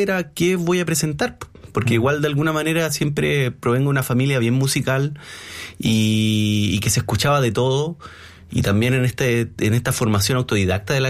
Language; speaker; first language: Spanish; native; Spanish